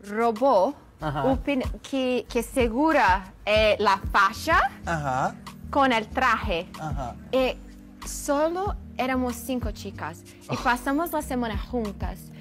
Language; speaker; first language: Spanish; non-native, learner; Portuguese